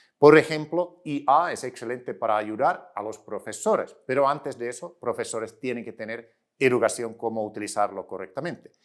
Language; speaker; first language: Spanish; non-native, fluent; Finnish